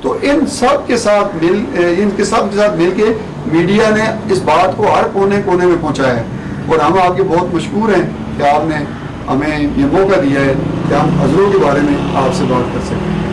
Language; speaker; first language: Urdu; non-native, local second language; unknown